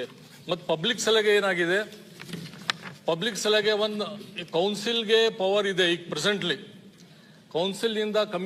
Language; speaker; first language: Kannada; non-native, local second language; Urdu